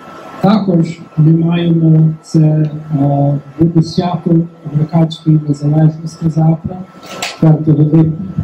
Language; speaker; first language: Ukrainian; early bilingual, heritage; Ukrainian